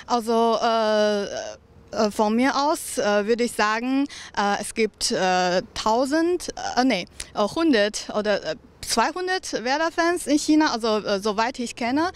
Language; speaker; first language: German; non-native, learner; Chinese